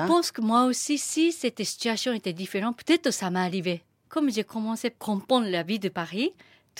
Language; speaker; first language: French; non-native, learner; Japanese